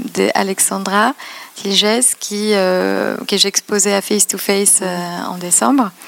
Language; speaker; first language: French; non-native, fluent; Polish